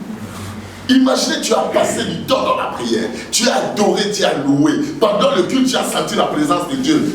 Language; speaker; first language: French; non-native, local second language; Lingala